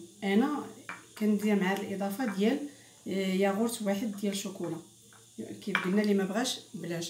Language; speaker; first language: Arabic; native; Arabic